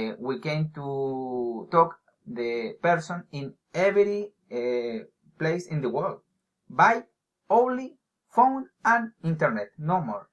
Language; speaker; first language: English; non-native, learner; Spanish